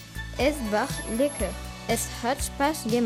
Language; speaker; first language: German; non-native, learner; French